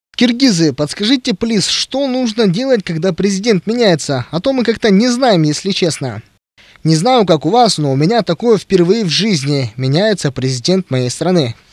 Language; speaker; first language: Russian; non-native, local second language; Kyrgyz